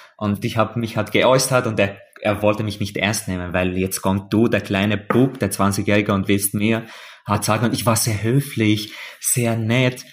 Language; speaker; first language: German; non-native, fluent; Arabic